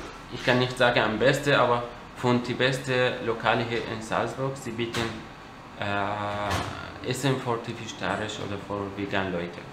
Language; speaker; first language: German; non-native, learner; Arabic